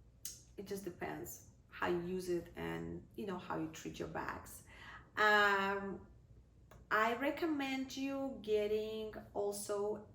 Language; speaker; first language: English; non-native, fluent; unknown